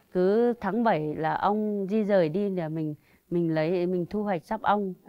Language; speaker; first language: Vietnamese; non-native, local second language; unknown